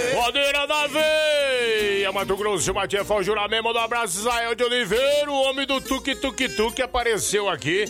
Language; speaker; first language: Portuguese; native; Portuguese